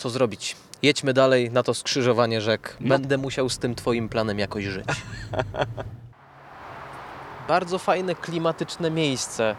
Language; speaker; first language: Polish; native; Polish